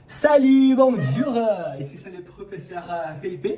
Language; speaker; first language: French; non-native, fluent; Portuguese